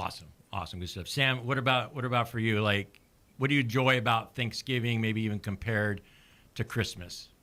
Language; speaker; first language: English; native; English